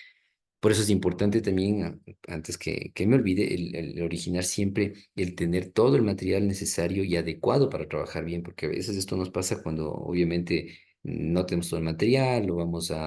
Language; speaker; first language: Spanish; native; Spanish